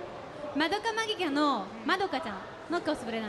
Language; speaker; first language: Japanese; native; Japanese